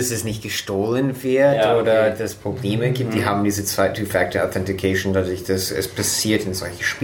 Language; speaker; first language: German; non-native, fluent; English